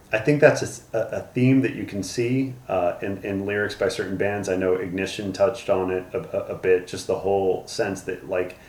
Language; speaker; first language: English; native; English